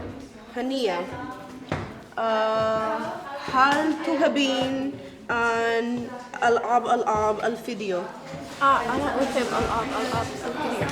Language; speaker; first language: Arabic; non-native, learner; English